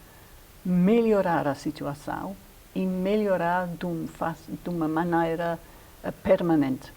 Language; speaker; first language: Portuguese; non-native, fluent; English